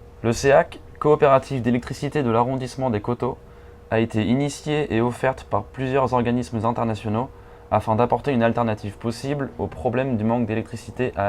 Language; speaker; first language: French; native; French